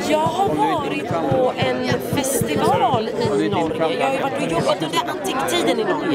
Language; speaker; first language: Swedish; early bilingual, other home language; Greek